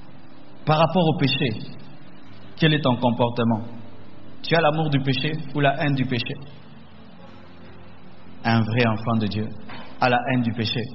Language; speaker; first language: French; non-native, local second language; Lingala